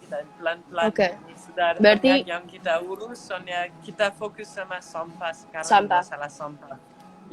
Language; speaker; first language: Indonesian; non-native, fluent; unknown